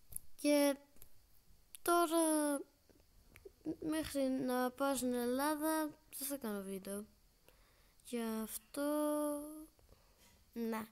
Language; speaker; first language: Greek; early bilingual, other home language; Albanian